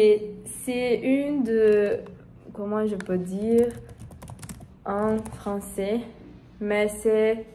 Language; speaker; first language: French; non-native, learner; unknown